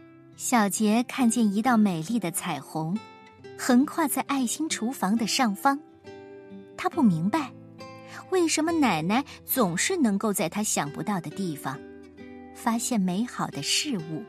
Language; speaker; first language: Chinese; native; Chinese